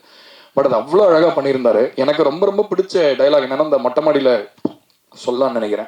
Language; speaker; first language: Tamil; native; Tamil